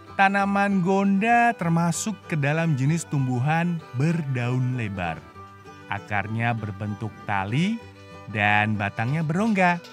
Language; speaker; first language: Indonesian; native; Indonesian